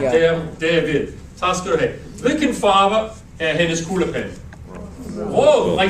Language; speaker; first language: Danish; non-native, learner; English